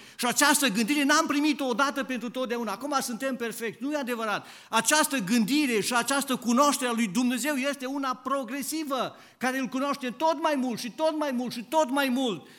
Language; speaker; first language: Romanian; native; Romanian